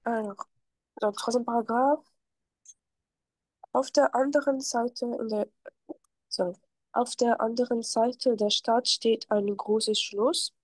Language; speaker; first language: German; non-native, fluent; French